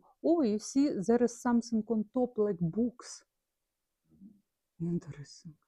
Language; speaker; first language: English; non-native, learner; Russian